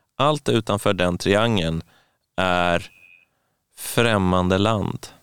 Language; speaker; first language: Swedish; native; Swedish